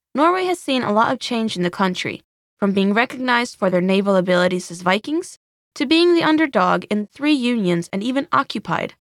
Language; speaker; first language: English; non-native, fluent; Swedish